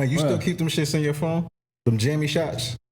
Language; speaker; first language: English; native; English